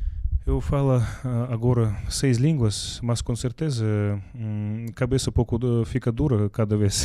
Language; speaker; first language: Portuguese; non-native, learner; Russian